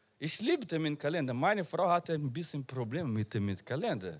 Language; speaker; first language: German; non-native, learner; Portuguese